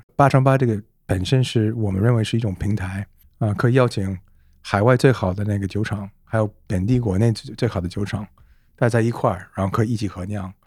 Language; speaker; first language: Chinese; non-native, fluent; English